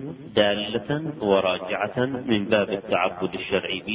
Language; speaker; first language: Arabic; native; Arabic